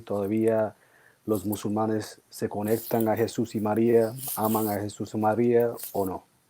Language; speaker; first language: Spanish; early bilingual, heritage; Spanish